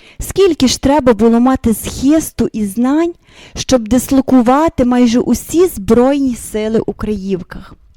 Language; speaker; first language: Ukrainian; native; Ukrainian